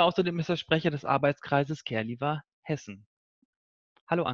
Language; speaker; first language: German; native; German